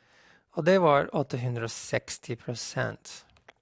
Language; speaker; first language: Norwegian; non-native, fluent; English